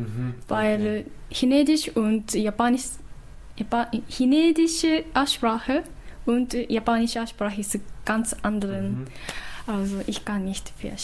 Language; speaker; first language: German; non-native, learner; Japanese